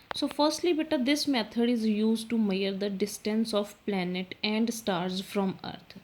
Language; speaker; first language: English; non-native, local second language; Punjabi